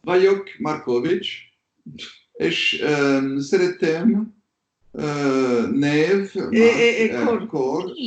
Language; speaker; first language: Hungarian; non-native, learner; French